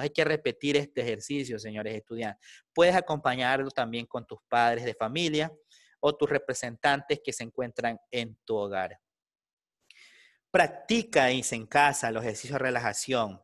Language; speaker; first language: Spanish; native; Spanish